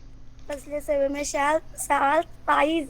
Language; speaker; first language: Persian; non-native, learner; Urdu